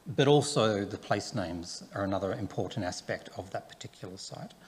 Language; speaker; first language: English; native; English